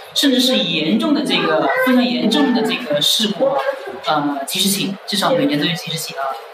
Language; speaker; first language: Chinese; native; Chinese